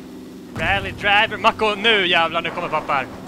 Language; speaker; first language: Swedish; native; Swedish